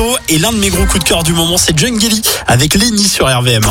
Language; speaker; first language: French; native; French